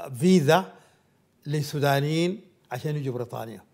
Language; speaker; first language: Arabic; native; Arabic